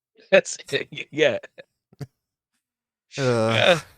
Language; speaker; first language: English; native; English